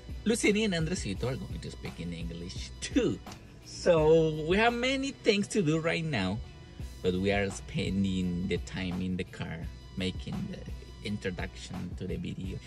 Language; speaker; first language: English; non-native, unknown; Spanish